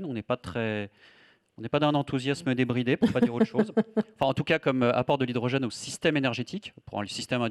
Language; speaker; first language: French; native; French